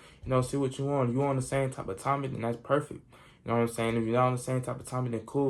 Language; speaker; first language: English; native; English